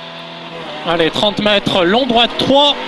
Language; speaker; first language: French; native; French